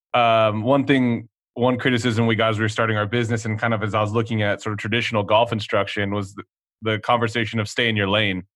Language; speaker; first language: English; non-native, fluent; Swedish